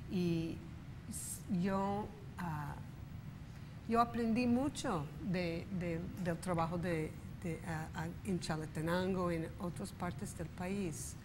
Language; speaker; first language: Spanish; non-native, fluent; English